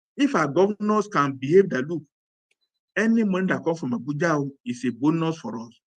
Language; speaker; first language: English; non-native, local second language; Yoruba